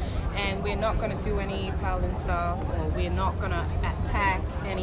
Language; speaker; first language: English; non-native, local second language; Cantonese